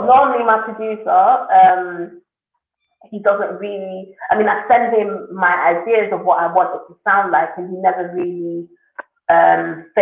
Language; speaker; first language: English; native; English